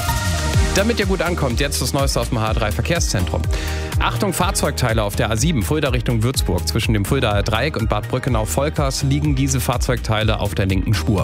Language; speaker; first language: German; native; German